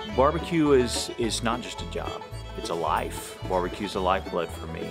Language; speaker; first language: English; native; English